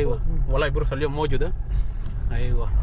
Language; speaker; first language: Arabic; non-native, learner; Filipino